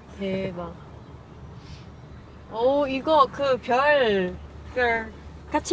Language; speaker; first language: Korean; non-native, fluent; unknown